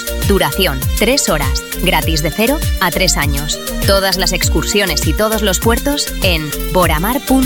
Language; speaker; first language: Spanish; native; Spanish